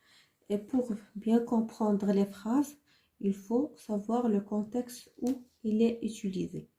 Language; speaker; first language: French; non-native, learner; Arabic